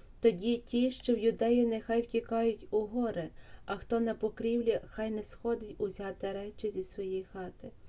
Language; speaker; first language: Ukrainian; native; Ukrainian